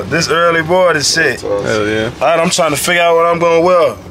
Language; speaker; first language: English; native; English